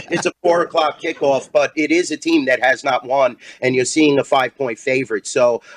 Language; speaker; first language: English; native; English